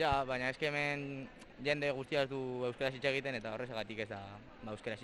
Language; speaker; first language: Basque; non-native, local second language; Spanish